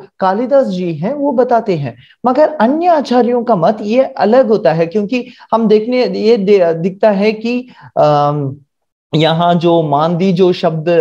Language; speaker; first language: Hindi; non-native, local second language; Marathi